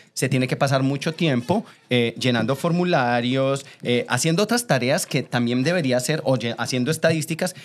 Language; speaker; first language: Spanish; native; Spanish